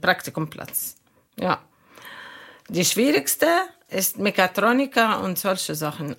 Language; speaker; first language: German; non-native, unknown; Arabic